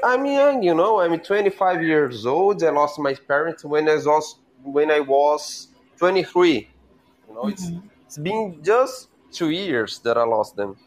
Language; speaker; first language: English; non-native, learner; Portuguese